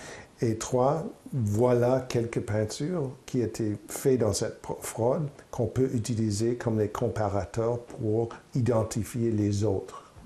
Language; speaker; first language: French; non-native, local second language; English